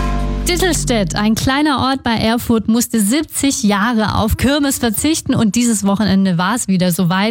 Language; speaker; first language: German; native; German